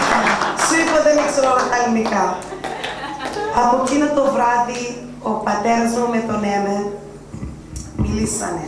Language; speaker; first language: Greek; early bilingual, heritage; Greek